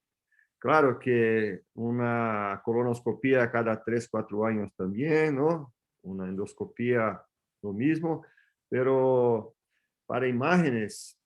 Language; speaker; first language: Spanish; non-native, fluent; Portuguese